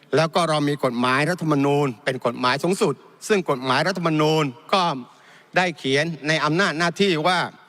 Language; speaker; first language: Thai; non-native, local second language; Malay